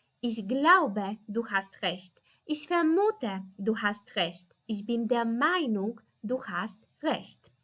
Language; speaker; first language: German; non-native, fluent; Polish